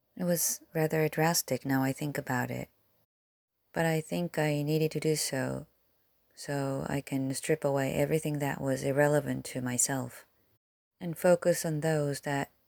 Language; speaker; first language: English; non-native, fluent; Korean